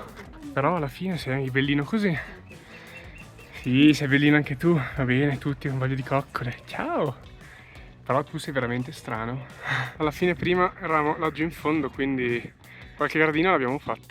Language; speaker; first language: Italian; native; Italian